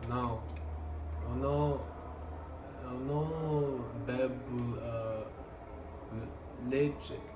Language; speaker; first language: Portuguese; non-native, learner; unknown